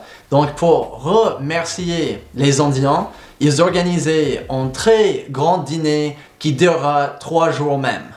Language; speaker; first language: French; non-native, fluent; English